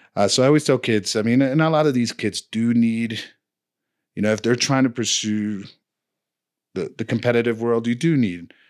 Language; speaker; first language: English; non-native, fluent; Spanish